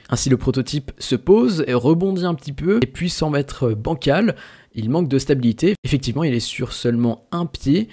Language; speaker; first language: French; native; French